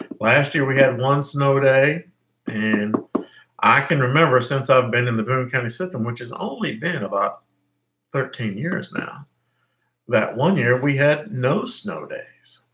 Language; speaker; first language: English; native; English